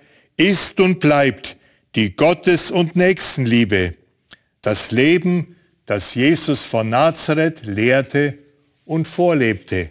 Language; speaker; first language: German; native; German